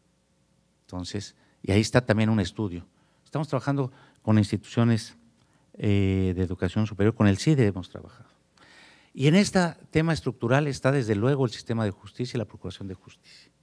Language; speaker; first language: Spanish; native; Spanish